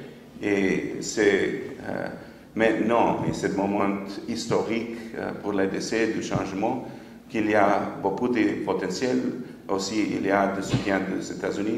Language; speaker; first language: French; non-native, fluent; English